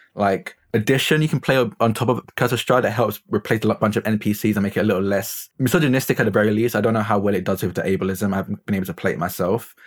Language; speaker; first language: English; native; English